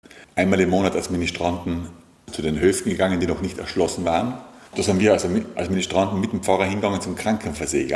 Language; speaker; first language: German; native; German